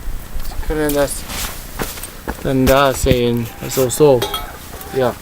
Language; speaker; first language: German; non-native, learner; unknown